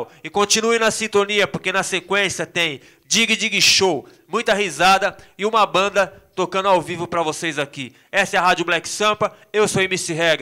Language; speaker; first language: Portuguese; native; Portuguese